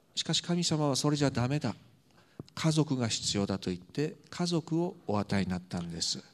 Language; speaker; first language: Japanese; native; Japanese